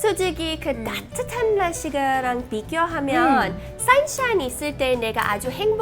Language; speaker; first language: Korean; non-native, fluent; English